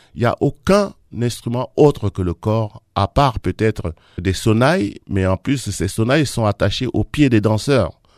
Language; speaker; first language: French; non-native, local second language; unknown